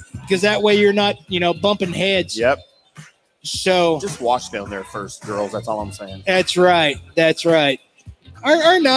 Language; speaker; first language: English; native; English